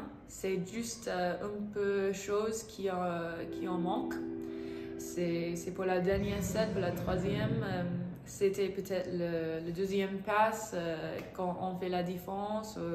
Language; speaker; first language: French; non-native, learner; English